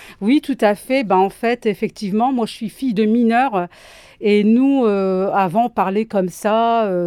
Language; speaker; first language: French; native; French